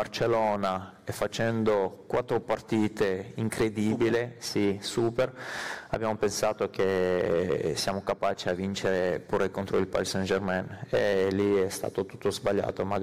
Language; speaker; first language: Italian; non-native, fluent; Armenian